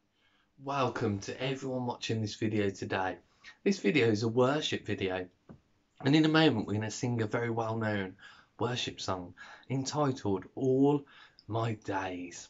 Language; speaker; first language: English; native; English